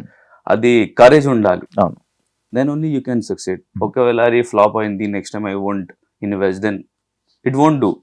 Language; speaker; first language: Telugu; non-native, learner; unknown